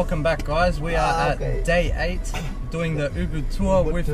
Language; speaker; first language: English; native; English